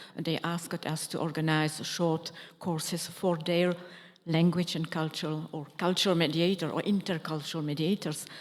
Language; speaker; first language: English; non-native, fluent; Czech